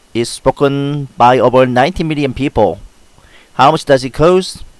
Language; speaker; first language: English; non-native, fluent; Korean